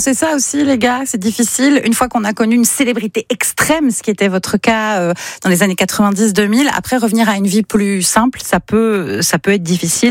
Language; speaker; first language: French; native; French